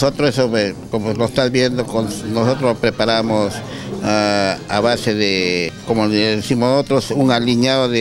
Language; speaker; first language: Spanish; native; Spanish